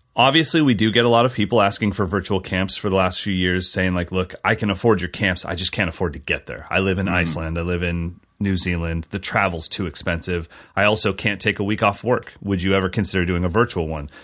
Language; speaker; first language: English; native; English